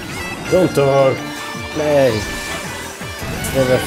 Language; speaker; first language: English; non-native, learner; French